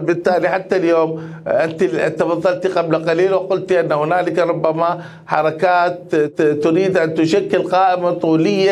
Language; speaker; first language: Arabic; native; Arabic